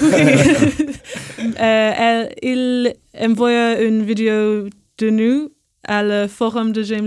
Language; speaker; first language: French; non-native, learner; English